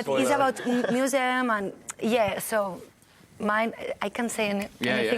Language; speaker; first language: English; non-native, learner; Catalan